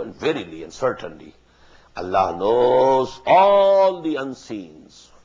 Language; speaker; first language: English; non-native, local second language; Urdu